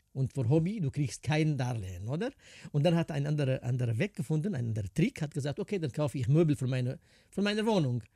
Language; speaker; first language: German; non-native, fluent; Kurdish